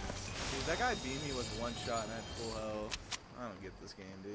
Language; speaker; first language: English; native; English